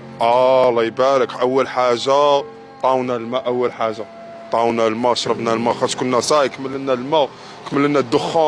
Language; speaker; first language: Arabic; native; Arabic